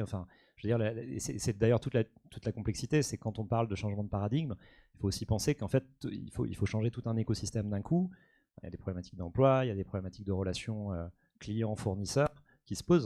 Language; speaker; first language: French; native; French